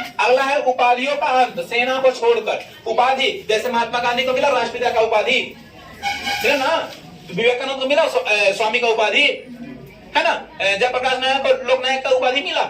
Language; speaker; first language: Hindi; native; Hindi